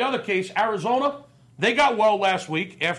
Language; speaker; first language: English; native; English